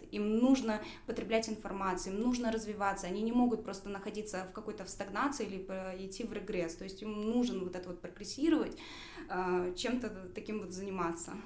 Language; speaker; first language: Russian; native; Russian